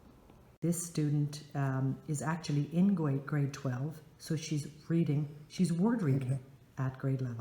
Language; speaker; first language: English; native; English